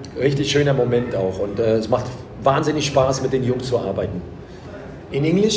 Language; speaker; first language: German; native; German